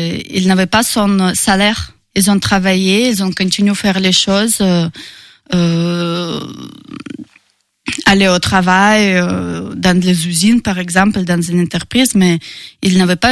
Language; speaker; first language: French; non-native, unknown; Russian